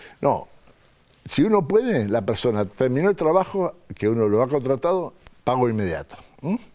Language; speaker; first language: Spanish; native; Spanish